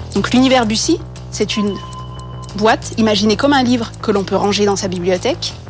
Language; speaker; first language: French; native; French